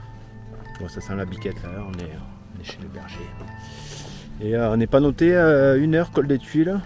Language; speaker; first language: French; native; French